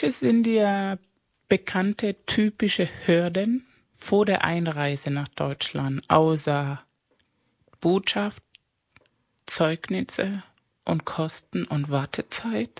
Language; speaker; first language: German; non-native, fluent; Spanish